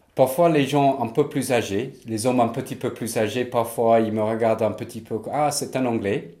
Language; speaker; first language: French; non-native, fluent; English